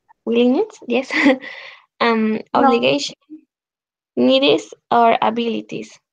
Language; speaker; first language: English; non-native, learner; Spanish